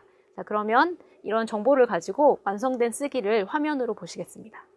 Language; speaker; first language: Korean; native; Korean